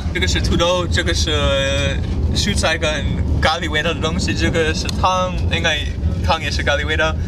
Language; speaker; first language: Chinese; non-native, learner; English